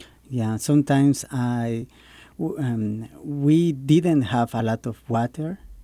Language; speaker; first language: English; non-native, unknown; Spanish